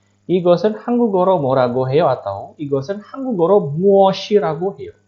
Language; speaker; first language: Korean; non-native, fluent; Indonesian